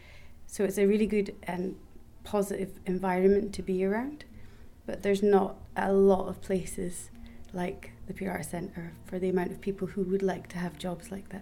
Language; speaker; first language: English; native; English